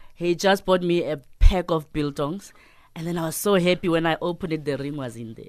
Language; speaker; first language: English; non-native, local second language; Southern Sotho